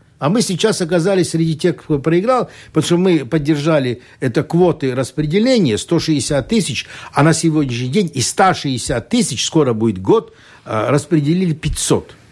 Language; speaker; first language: Russian; non-native, local second language; Latvian